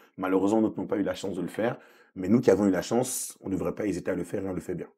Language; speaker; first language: French; early bilingual, other home language; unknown